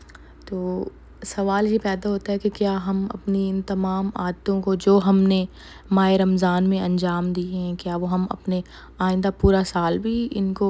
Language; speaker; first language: Urdu; native; Urdu